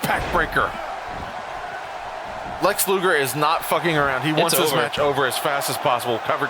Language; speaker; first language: English; native; English